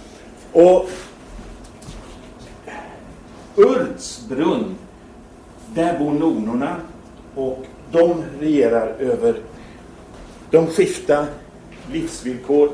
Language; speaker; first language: Swedish; native; Swedish